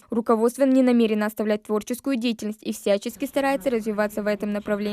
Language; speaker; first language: Russian; native; Russian